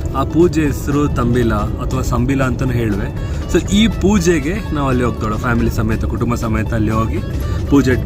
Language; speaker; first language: Kannada; native; Kannada